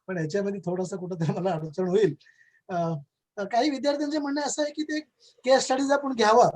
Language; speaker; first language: Marathi; non-native, local second language; Kannada